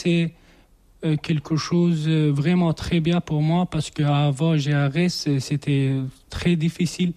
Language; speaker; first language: French; non-native, learner; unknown